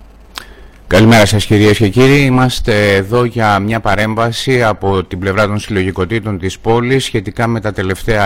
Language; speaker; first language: Greek; native; Greek